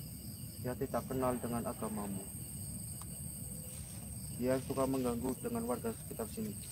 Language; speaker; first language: Indonesian; non-native, local second language; Javanese